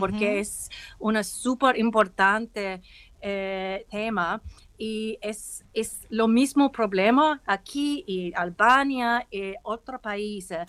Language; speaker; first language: Spanish; non-native, learner; English